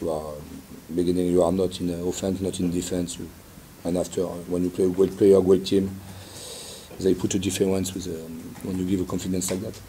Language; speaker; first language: English; non-native, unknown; French